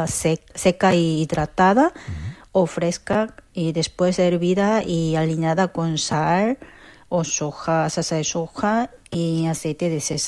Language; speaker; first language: Spanish; non-native, learner; Korean